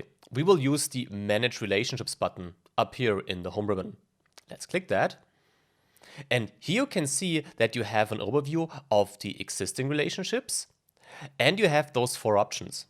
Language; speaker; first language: English; non-native, fluent; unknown